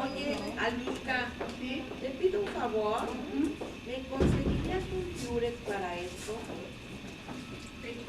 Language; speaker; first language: Spanish; native; Spanish